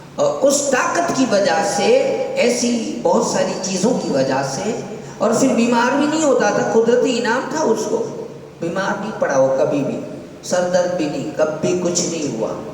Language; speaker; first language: Urdu; non-native, local second language; Gujarati